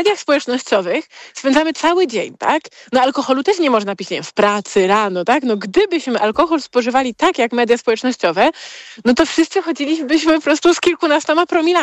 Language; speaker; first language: Polish; native; Polish